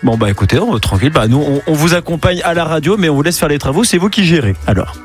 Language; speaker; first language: French; native; French